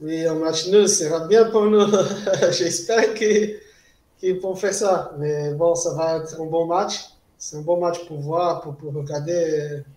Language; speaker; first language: French; non-native, fluent; Portuguese